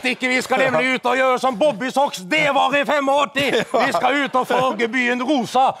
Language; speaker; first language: Norwegian; native; Norwegian